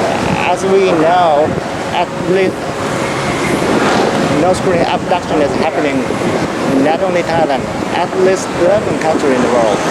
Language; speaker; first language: English; non-native, fluent; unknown